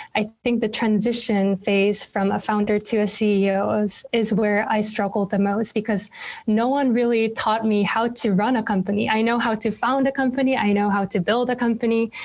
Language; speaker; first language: English; non-native, fluent; Korean